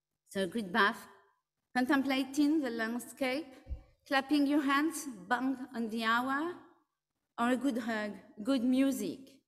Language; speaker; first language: English; non-native, fluent; French